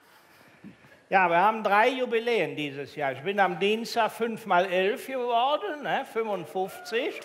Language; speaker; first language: German; native; German